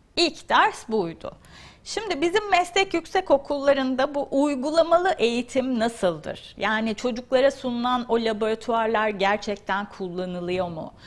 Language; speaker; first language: Turkish; native; Turkish